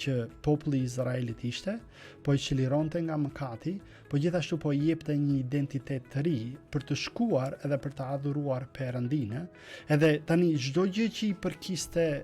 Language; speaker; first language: Albanian; native; Albanian